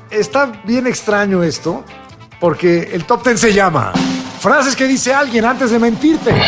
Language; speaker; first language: Spanish; native; Spanish